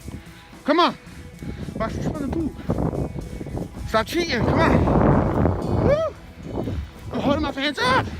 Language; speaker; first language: English; native; English